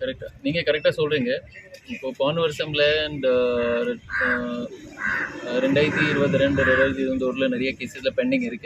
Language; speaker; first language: Tamil; non-native, fluent; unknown